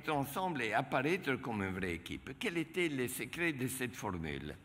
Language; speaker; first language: French; non-native, fluent; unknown